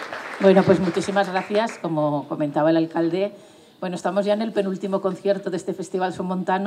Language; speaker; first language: Spanish; native; Spanish